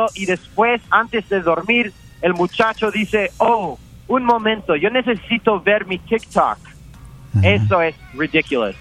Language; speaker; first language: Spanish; early bilingual, heritage; English